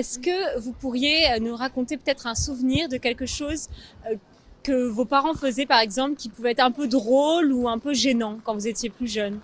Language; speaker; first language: French; native; French